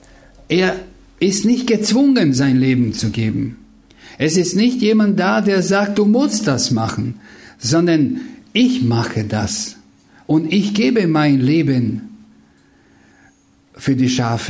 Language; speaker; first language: German; non-native, fluent; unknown